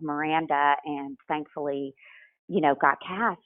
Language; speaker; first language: English; native; English